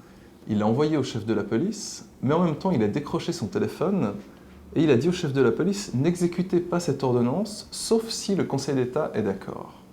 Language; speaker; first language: French; native; French